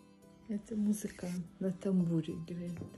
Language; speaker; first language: Russian; non-native, local second language; Tajik